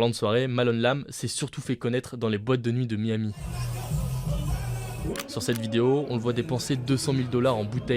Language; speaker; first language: French; native; French